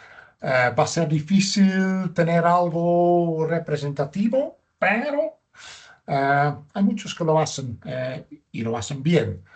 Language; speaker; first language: Spanish; non-native, fluent; Dutch